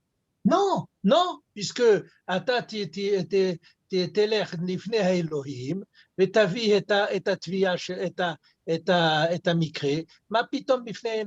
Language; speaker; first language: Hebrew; non-native, fluent; French